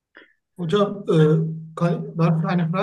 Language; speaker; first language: German; non-native, learner; Turkish